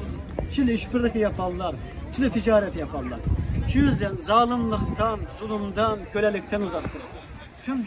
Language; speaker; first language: Turkish; non-native, fluent; Uyghur